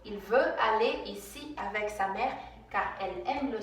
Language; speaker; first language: French; non-native, fluent; English